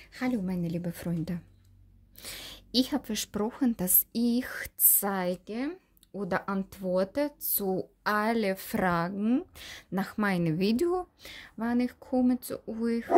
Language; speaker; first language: German; non-native, learner; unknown